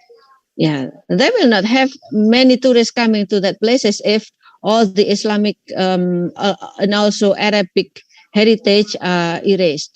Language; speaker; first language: English; non-native, fluent; Indonesian